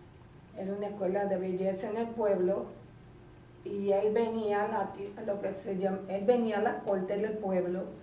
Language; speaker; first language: Spanish; early bilingual, heritage; Spanish